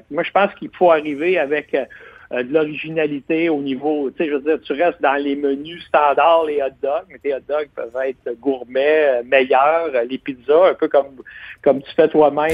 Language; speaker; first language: French; native; French